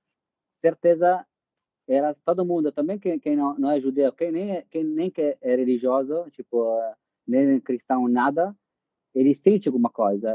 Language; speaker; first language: Portuguese; non-native, fluent; Italian